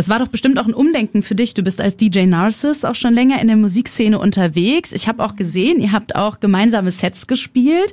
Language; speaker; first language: German; native; German